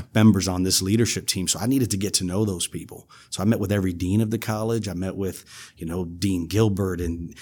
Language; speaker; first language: English; native; English